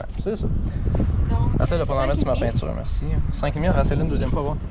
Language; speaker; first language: French; native; French